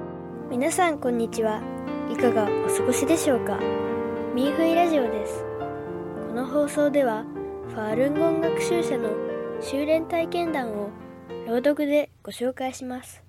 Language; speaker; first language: Japanese; native; Japanese